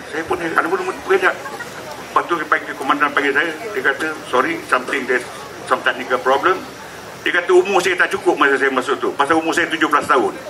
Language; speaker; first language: Malay; native; Malay